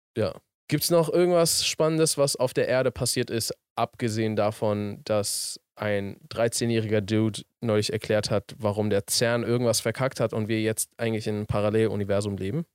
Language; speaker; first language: German; early bilingual, other home language; Persian